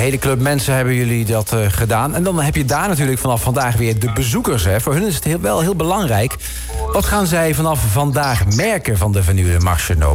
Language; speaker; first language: Dutch; native; Dutch